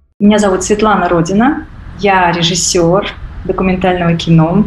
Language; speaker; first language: Russian; native; Russian